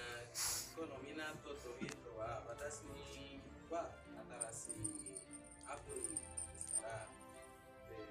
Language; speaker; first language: Japanese; non-native, learner; Indonesian